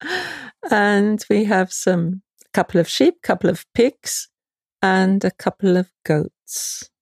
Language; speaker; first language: English; native; English